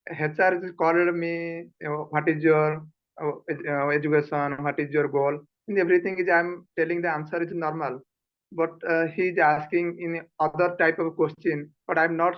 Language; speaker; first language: English; non-native, learner; Odia